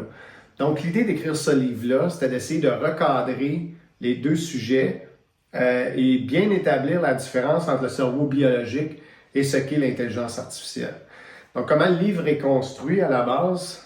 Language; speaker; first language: French; native; French